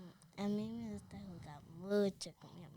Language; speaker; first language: Spanish; early bilingual, other home language; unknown